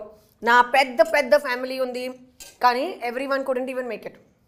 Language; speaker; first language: Telugu; non-native, learner; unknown